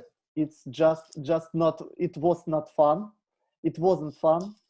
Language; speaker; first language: English; non-native, learner; Russian